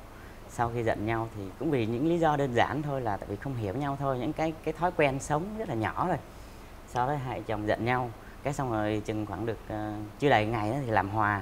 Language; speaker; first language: Vietnamese; native; Vietnamese